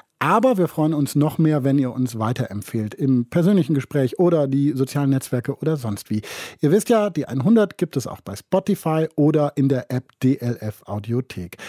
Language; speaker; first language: German; native; German